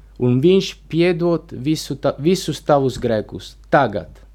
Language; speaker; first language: Latvian; non-native, learner; Italian